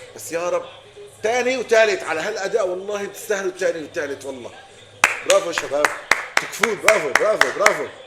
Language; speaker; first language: Arabic; native; Arabic